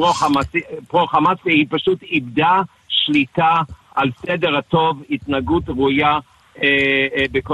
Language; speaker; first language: Hebrew; non-native, fluent; English